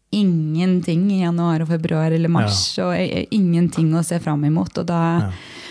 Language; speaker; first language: Norwegian; native; Norwegian